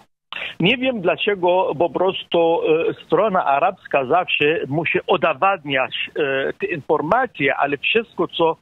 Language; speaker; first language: Polish; non-native, fluent; Arabic